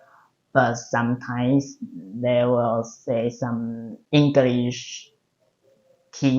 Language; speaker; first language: English; non-native, learner; Chinese